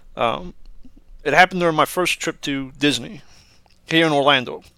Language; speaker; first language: English; early bilingual, other home language; Spanish